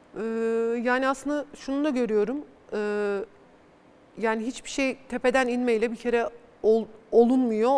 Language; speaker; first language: Turkish; early bilingual, other home language; Bulgarian